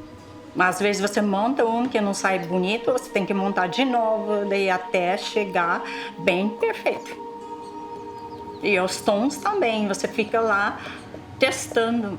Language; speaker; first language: Portuguese; non-native, local second language; Russian